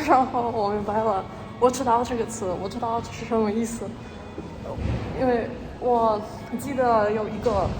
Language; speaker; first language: Chinese; non-native, fluent; Russian